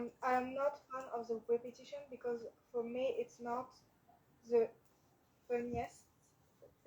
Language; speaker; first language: English; non-native, learner; French